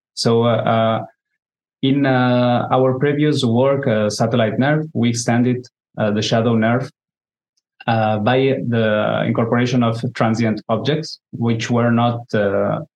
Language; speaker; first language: English; non-native, fluent; Spanish